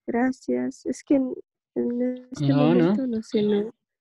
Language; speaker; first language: Spanish; non-native, learner; Russian